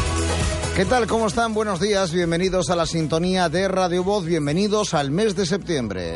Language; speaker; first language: Spanish; native; Spanish